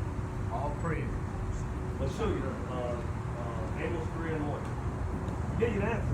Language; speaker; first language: English; native; English